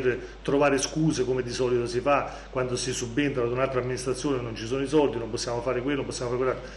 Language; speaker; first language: Italian; native; Italian